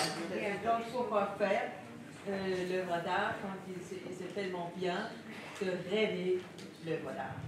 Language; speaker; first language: French; non-native, fluent; Danish